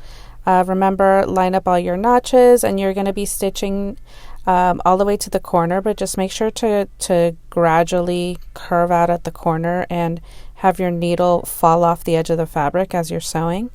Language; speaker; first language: English; native; English